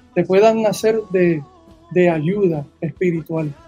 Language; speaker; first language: Spanish; early bilingual, heritage; Spanish